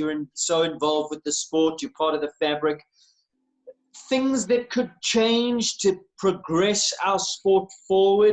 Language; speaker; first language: English; native; English